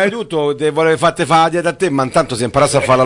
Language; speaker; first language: Italian; native; Italian